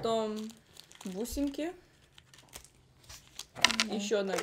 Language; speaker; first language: Russian; early bilingual, heritage; Russian